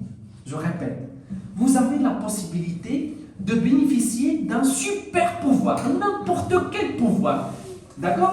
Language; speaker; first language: French; non-native, local second language; Arabic